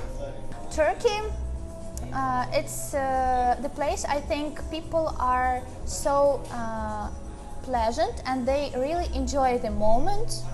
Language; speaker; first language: English; non-native, learner; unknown